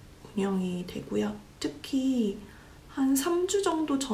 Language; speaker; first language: Korean; native; Korean